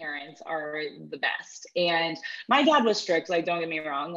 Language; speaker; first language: English; native; English